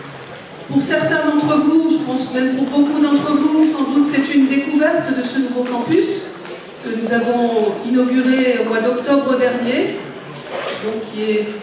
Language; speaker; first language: French; native; French